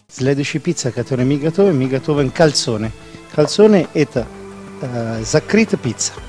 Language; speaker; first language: Russian; non-native, learner; Italian